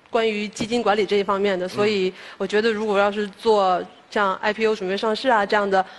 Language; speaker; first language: Chinese; native; Chinese